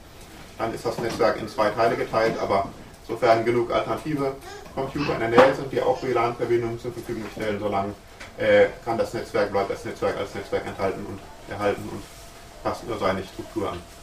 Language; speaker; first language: German; native; German